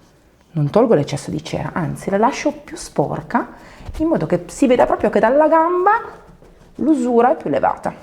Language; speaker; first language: Italian; native; Italian